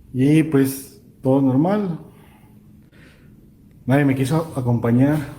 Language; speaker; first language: Spanish; native; Spanish